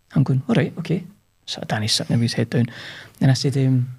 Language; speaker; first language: English; native; English